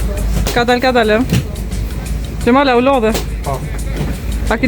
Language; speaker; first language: Albanian; native; Albanian